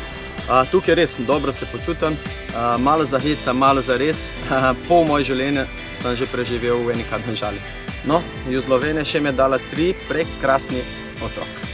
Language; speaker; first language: Slovenian; non-native, fluent; Portuguese